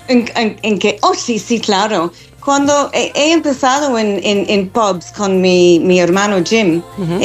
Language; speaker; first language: Spanish; non-native, fluent; English